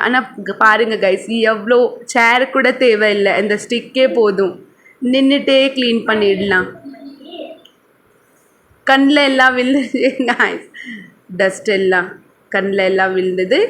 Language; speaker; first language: Tamil; non-native, local second language; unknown